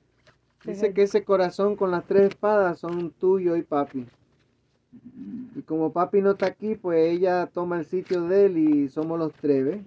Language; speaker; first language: Spanish; native; Spanish